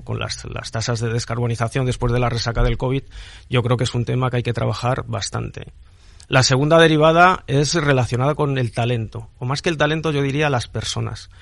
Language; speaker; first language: Spanish; native; Spanish